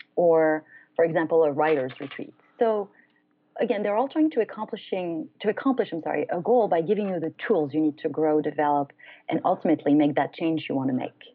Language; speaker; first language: English; non-native, fluent; French